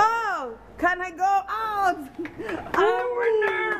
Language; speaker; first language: English; non-native, learner; Albanian